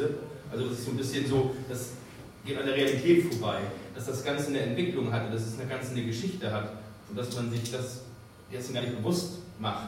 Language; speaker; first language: German; native; German